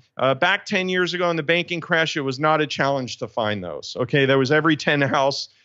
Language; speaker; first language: English; native; English